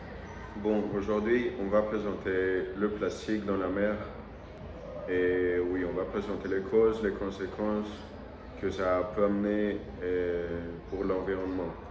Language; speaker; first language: French; non-native, learner; Spanish